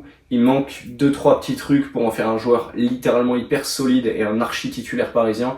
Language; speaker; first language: French; native; French